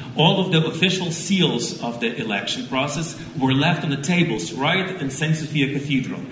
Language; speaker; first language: English; non-native, fluent; Ukrainian